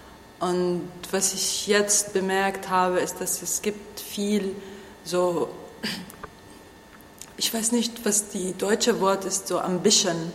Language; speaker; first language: German; non-native, learner; Arabic